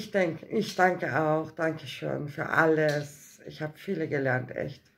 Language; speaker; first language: German; non-native, learner; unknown